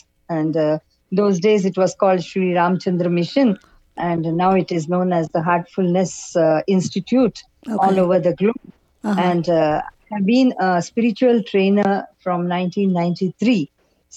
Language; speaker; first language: English; non-native, local second language; Kannada